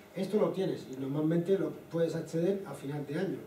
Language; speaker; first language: Spanish; native; Spanish